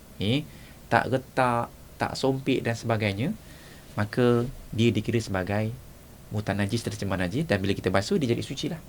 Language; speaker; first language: Malay; native; Malay